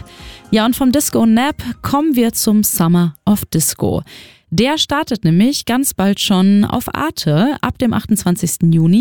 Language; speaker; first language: German; native; German